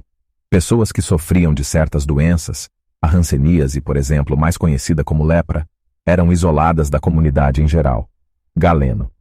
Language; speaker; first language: Portuguese; native; Portuguese